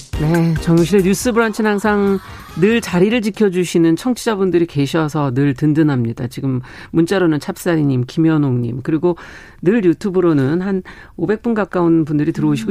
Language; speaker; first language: Korean; native; Korean